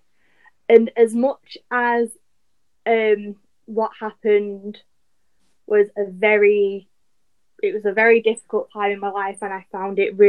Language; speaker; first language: English; native; English